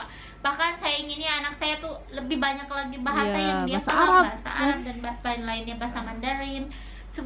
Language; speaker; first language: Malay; non-native, local second language; Sundanese